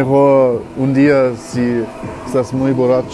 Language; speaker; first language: Spanish; non-native, learner; German